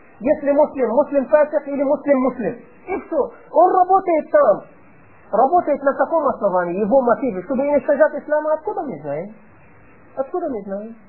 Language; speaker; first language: Russian; non-native, fluent; Arabic